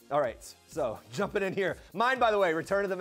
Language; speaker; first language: English; native; English